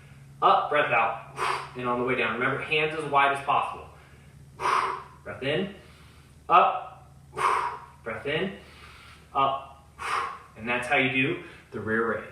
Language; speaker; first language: English; native; English